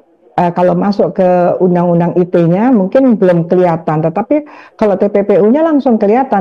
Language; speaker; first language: Indonesian; native; Indonesian